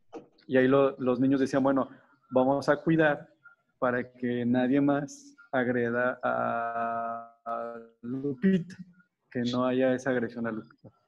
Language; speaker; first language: Spanish; native; Spanish